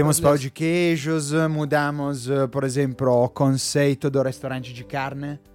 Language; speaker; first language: Portuguese; non-native, fluent; Italian